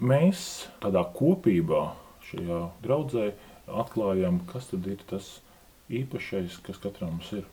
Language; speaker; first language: Latvian; native; Latvian